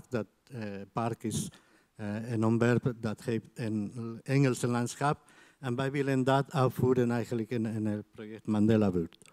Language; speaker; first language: Dutch; non-native, fluent; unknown